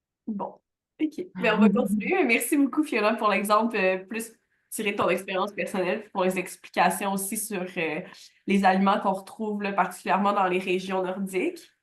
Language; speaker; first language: French; native; French